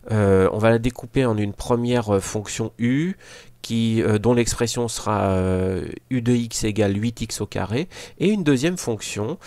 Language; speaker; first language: French; native; French